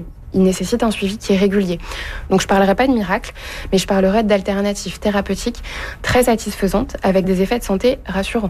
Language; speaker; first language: French; native; French